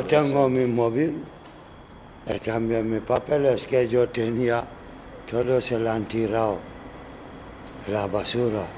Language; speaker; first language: Spanish; non-native, learner; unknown